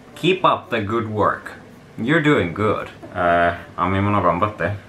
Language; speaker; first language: English; non-native, fluent; Finnish